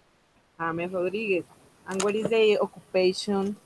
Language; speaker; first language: English; non-native, local second language; Spanish